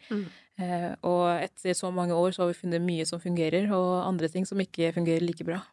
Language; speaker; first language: Norwegian; early bilingual, other home language; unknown